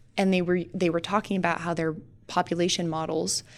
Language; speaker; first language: English; native; English